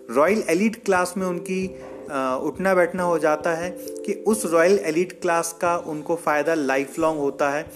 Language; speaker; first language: Hindi; native; Hindi